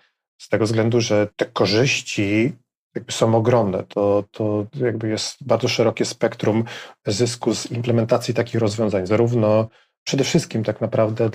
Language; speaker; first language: Polish; native; Polish